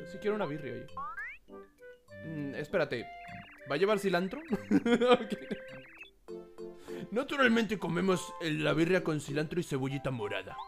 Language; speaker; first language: Spanish; native; Spanish